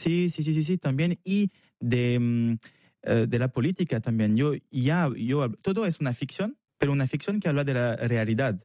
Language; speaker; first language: Spanish; non-native, fluent; French